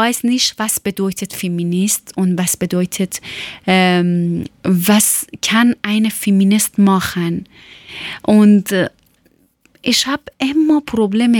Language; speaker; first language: German; non-native, learner; Persian